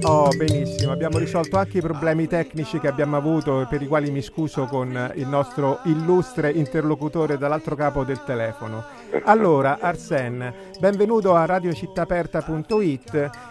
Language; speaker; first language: Italian; native; Italian